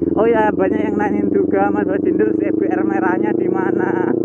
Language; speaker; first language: Indonesian; native; Indonesian